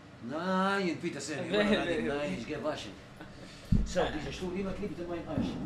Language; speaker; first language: German; non-native, learner; Arabic